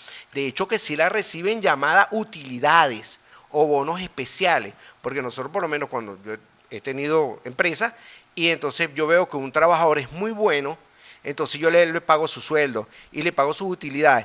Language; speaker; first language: Spanish; native; Spanish